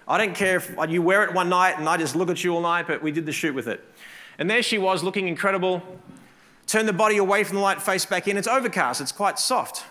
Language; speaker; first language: English; native; English